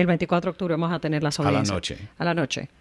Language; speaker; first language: Spanish; native; Spanish